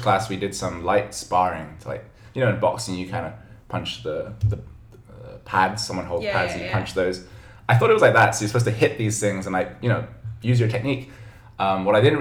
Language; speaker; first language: English; native; English